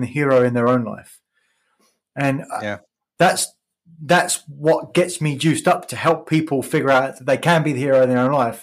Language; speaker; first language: English; native; English